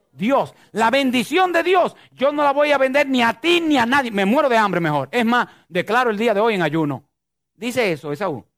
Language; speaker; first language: Spanish; native; Spanish